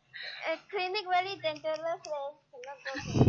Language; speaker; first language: English; non-native, learner; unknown